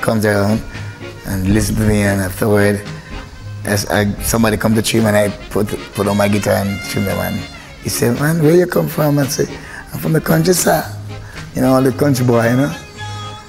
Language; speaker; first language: English; non-native, local second language; Jamaican Creole English